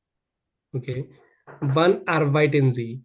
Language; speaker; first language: German; non-native, learner; Bangla